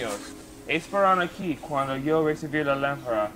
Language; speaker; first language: Spanish; non-native, learner; English